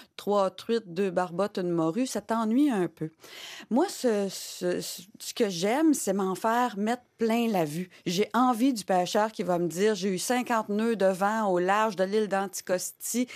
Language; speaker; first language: French; native; French